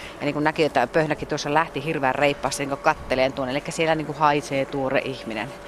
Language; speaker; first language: Finnish; native; Finnish